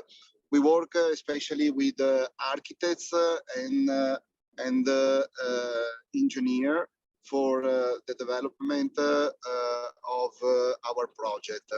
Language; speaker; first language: English; non-native, fluent; Italian